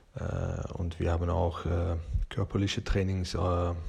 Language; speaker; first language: German; non-native, learner; Persian